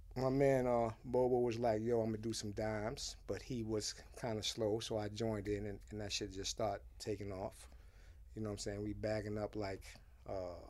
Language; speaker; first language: English; early bilingual, other home language; Haitian Creole